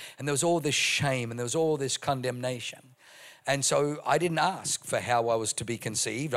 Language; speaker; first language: English; non-native, local second language; German